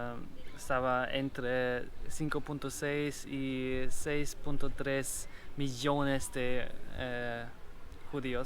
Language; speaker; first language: Spanish; non-native, learner; German